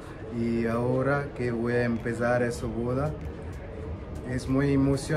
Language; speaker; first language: Spanish; non-native, learner; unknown